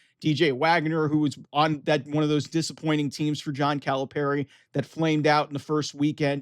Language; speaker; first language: English; native; English